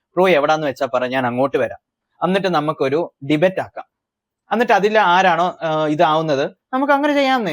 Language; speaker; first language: Malayalam; early bilingual, heritage; Malayalam